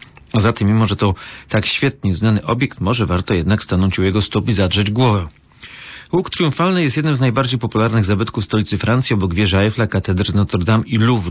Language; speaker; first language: Polish; native; Polish